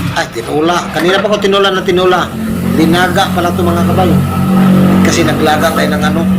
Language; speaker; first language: Filipino; non-native, local second language; Cebuano